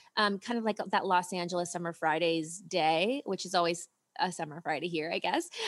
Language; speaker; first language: English; native; English